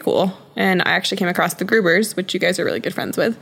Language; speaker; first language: English; native; English